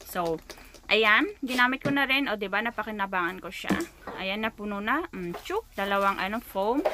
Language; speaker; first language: Filipino; non-native, local second language; Iloko